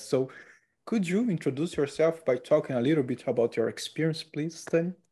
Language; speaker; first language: English; non-native, learner; Portuguese